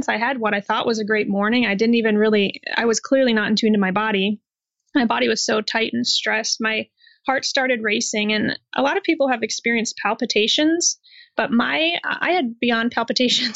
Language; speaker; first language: English; native; English